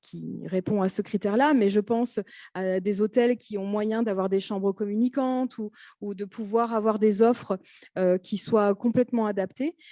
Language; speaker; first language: French; native; French